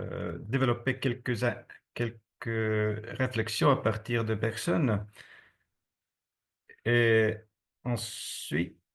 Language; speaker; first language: French; non-native, fluent; Estonian